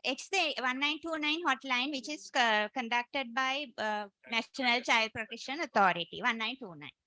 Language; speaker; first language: English; non-native, local second language; Sinhala